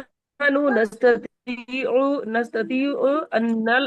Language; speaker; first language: Arabic; non-native, learner; Urdu